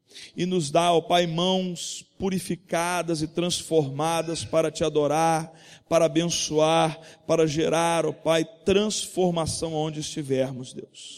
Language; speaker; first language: Portuguese; native; Portuguese